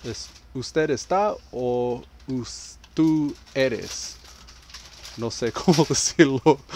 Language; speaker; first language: Spanish; non-native, learner; English